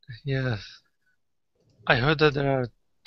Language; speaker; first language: English; non-native, learner; Turkish